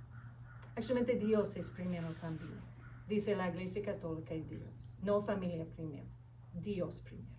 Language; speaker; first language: Spanish; non-native, fluent; English